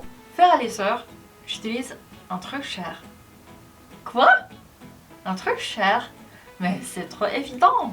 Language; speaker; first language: French; non-native, learner; Korean